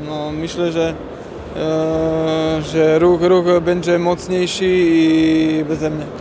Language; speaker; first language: Polish; non-native, learner; Slovak